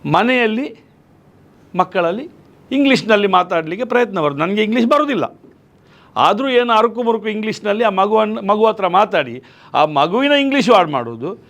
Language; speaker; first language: Kannada; non-native, local second language; Konkani